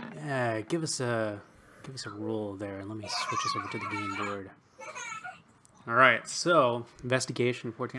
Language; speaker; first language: English; native; English